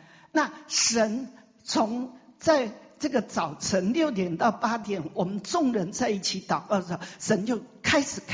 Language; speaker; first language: Chinese; native; Chinese